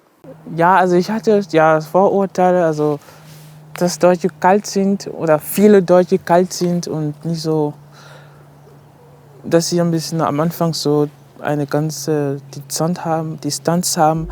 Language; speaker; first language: German; non-native, fluent; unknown